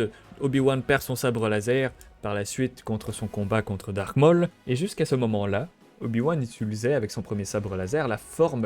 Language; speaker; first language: French; native; French